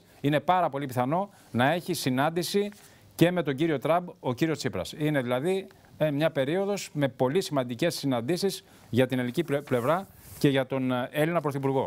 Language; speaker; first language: Greek; native; Greek